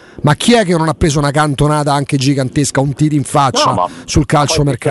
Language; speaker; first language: Italian; native; Italian